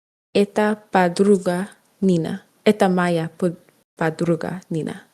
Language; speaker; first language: Russian; non-native, learner; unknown